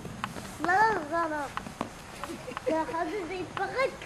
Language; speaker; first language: Hebrew; early bilingual, heritage; Hebrew